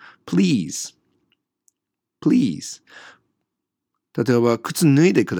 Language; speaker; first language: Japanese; non-native, fluent; English